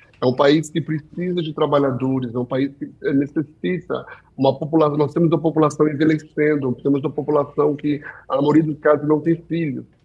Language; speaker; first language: Portuguese; early bilingual, heritage; Portuguese